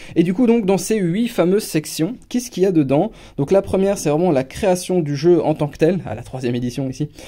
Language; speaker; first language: French; non-native, fluent; English